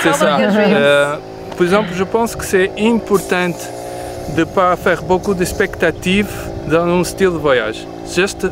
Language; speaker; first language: French; non-native, learner; Portuguese